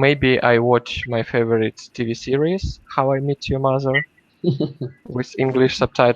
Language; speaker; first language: English; non-native, learner; Russian